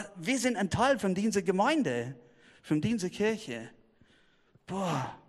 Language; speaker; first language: German; non-native, fluent; English